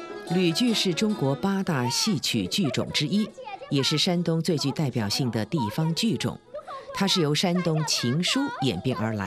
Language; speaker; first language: Chinese; native; Chinese